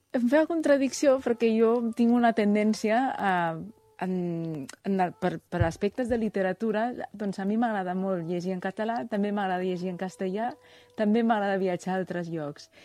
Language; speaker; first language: Catalan; non-native, fluent; Chinese